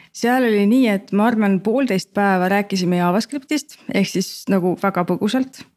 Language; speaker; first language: Estonian; native; Estonian